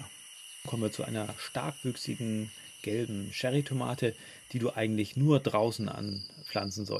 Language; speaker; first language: German; native; German